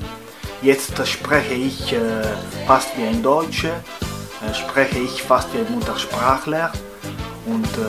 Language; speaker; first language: German; non-native, fluent; Italian